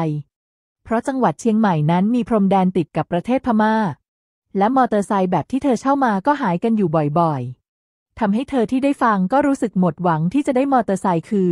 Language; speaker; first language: Thai; native; Thai